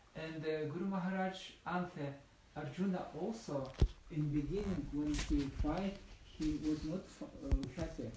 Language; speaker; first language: English; non-native, learner; Lithuanian